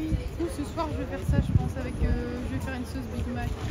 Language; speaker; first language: French; native; French